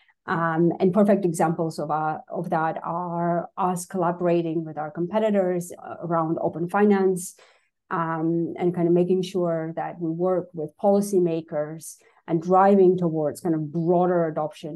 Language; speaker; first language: English; non-native, fluent; Russian